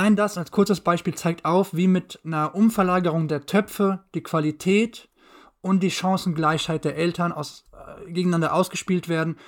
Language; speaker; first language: German; native; German